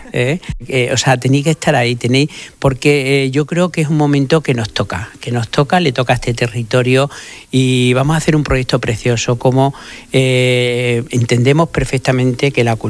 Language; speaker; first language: Spanish; native; Spanish